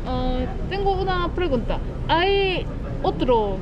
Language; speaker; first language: Spanish; non-native, learner; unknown